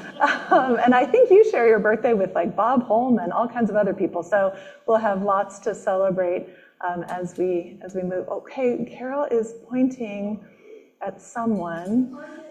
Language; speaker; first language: English; native; English